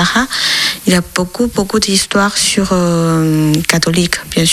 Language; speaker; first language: French; non-native, learner; Chinese